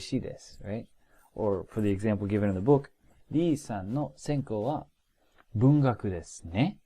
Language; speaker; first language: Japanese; non-native, fluent; English